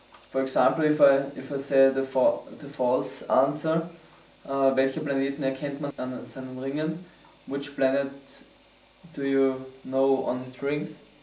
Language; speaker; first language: English; non-native, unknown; German